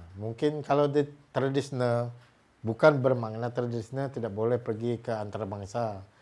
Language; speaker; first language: Malay; non-native, local second language; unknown